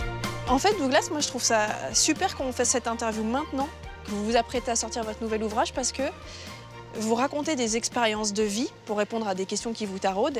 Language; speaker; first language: French; native; French